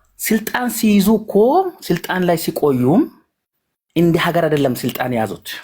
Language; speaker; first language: Amharic; non-native, local second language; Hadiyya